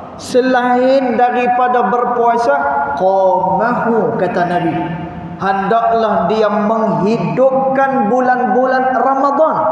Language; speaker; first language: Malay; native; Malay